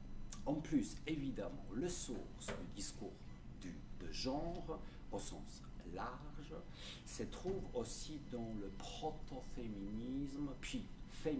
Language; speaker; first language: French; non-native, fluent; Polish